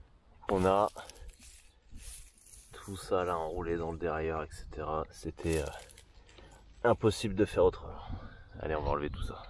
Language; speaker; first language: French; native; French